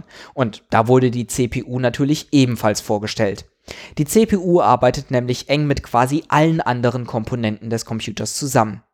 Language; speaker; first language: German; native; German